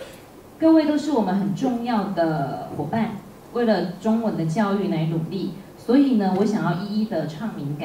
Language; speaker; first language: Chinese; native; Chinese